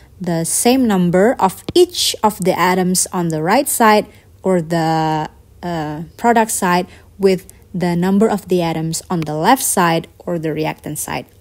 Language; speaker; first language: English; non-native, fluent; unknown